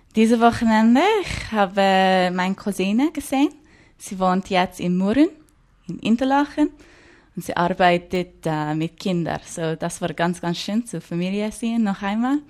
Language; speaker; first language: German; non-native, learner; English